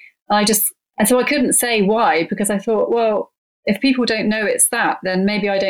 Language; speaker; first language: English; native; English